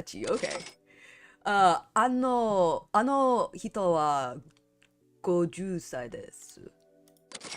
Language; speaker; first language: Japanese; non-native, learner; English